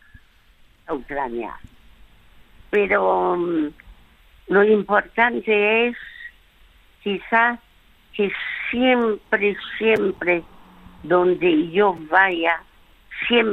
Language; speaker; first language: Spanish; early bilingual, other home language; French